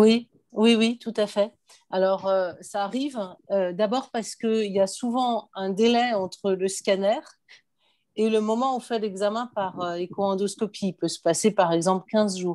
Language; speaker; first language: French; native; French